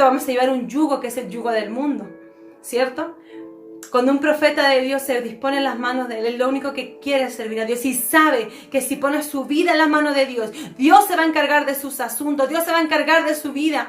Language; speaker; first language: Spanish; native; Spanish